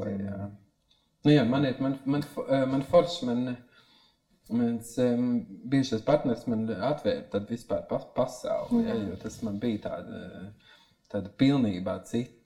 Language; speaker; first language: Latvian; native; Latvian